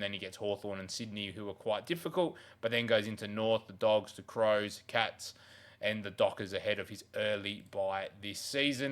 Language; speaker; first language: English; native; English